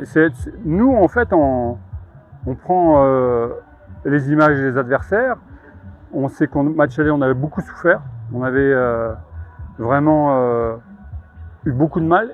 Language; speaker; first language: French; native; French